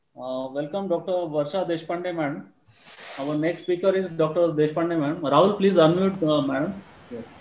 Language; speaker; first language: English; non-native, local second language; Marathi